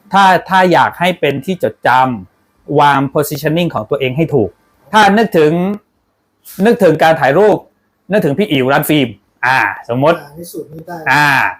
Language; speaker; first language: Thai; non-native, local second language; Pattani Malay